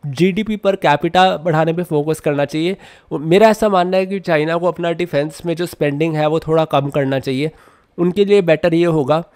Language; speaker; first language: Hindi; native; Hindi